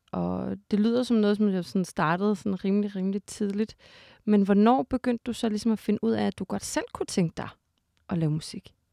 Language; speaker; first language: Danish; native; Danish